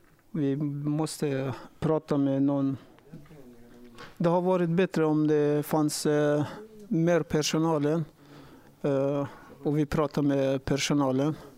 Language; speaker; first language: Swedish; non-native, learner; Persian